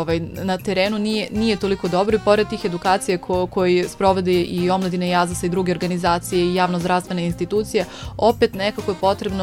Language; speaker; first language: Serbian; native; Serbian